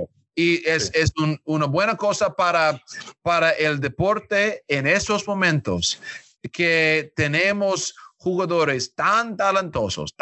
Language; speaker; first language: Spanish; non-native, learner; English